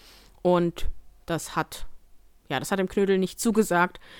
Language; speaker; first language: German; native; German